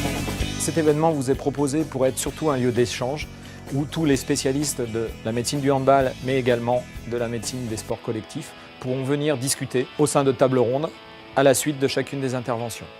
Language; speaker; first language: French; native; French